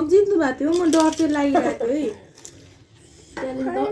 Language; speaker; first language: Nepali; native; Nepali